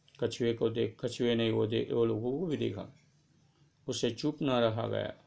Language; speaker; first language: Hindi; non-native, local second language; Gujarati